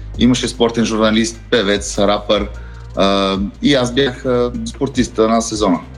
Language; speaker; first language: Bulgarian; early bilingual, heritage; Bulgarian